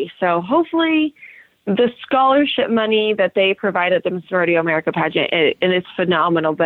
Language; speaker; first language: English; native; English